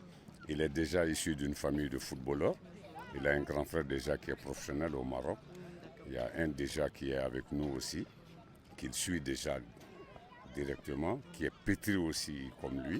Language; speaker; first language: French; non-native, local second language; Bambara